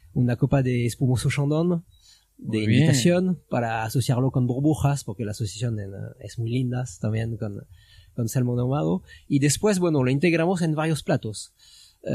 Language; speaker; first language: Spanish; non-native, fluent; French